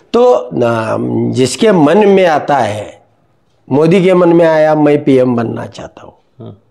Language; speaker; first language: Hindi; non-native, local second language; Marathi